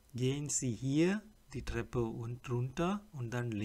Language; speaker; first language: German; non-native, fluent; English